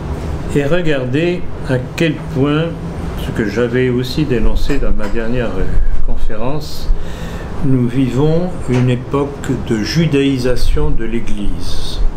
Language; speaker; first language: French; native; French